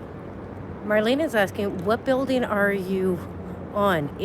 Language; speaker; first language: English; native; English